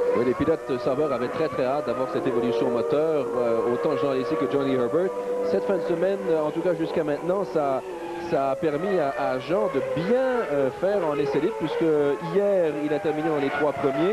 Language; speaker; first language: French; native; French